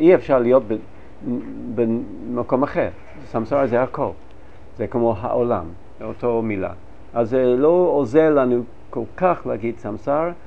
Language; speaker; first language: Hebrew; non-native, fluent; English